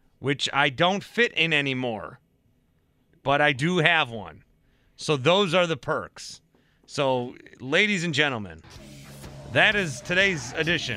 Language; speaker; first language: English; native; English